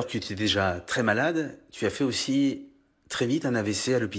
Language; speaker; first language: French; native; French